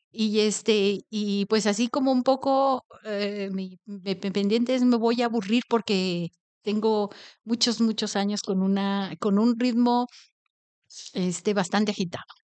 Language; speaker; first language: Spanish; native; Spanish